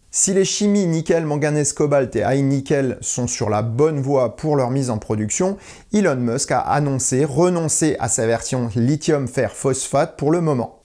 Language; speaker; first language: French; native; French